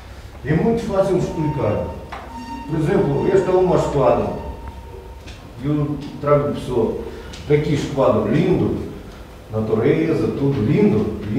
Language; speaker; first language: Portuguese; non-native, learner; Russian